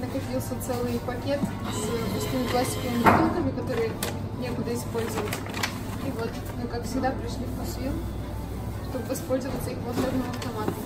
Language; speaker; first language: Russian; native; Russian